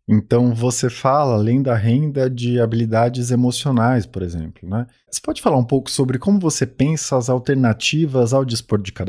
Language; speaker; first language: Portuguese; native; Portuguese